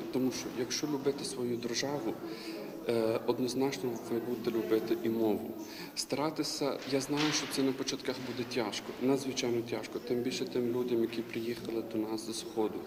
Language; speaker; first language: Ukrainian; non-native, fluent; Arabic